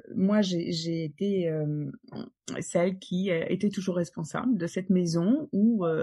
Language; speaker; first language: French; non-native, fluent; Polish